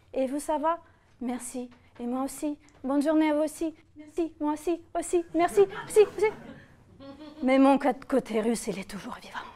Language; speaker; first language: French; non-native, fluent; Russian